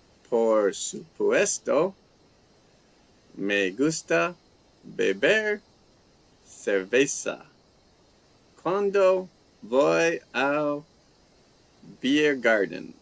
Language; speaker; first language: Spanish; non-native, learner; English